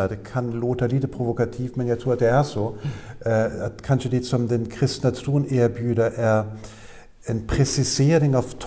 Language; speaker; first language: Swedish; non-native, fluent; German